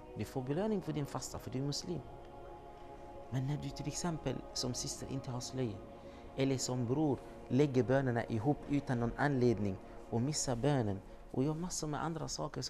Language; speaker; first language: Swedish; non-native, fluent; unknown